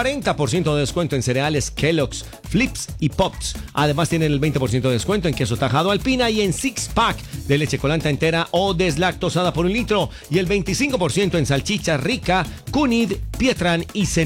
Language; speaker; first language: Spanish; native; Spanish